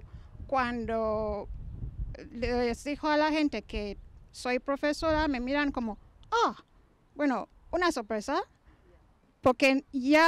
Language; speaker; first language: Spanish; non-native, fluent; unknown